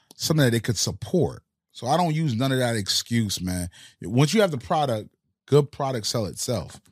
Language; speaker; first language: English; early bilingual, other home language; Haitian Creole